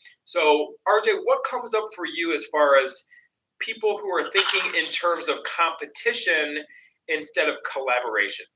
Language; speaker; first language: English; native; English